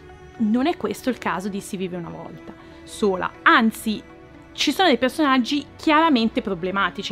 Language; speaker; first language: Italian; native; Italian